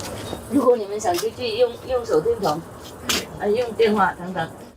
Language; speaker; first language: Chinese; non-native, fluent; Vietnamese